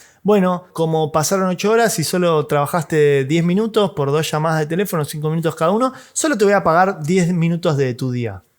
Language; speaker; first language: Spanish; native; Spanish